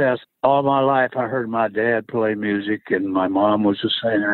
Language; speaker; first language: English; native; English